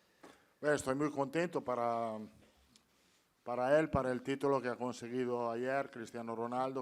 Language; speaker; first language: Spanish; non-native, fluent; Italian